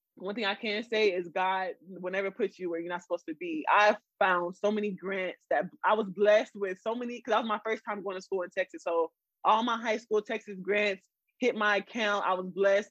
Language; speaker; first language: English; native; English